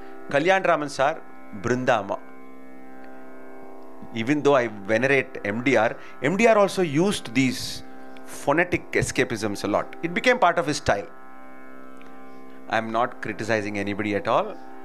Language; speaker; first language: English; non-native, local second language; Tamil